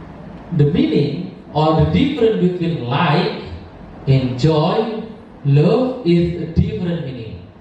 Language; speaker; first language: English; non-native, learner; Indonesian